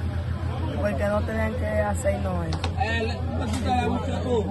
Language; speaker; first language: Spanish; non-native, learner; Haitian Creole